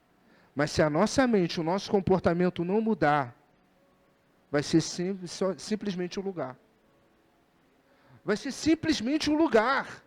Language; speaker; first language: Portuguese; native; Portuguese